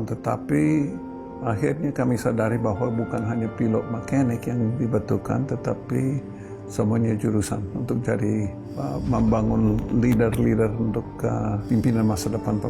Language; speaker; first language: Indonesian; non-native, fluent; English